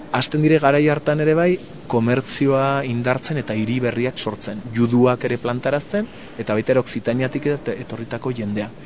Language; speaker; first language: Basque; non-native, local second language; Spanish